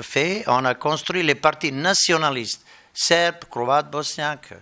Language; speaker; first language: French; non-native, learner; Bosnian